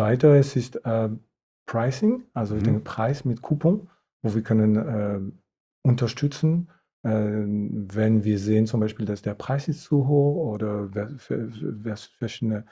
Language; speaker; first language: German; non-native, fluent; French